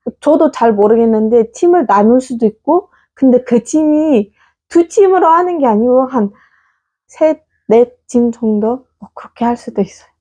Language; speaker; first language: Korean; non-native, fluent; Kazakh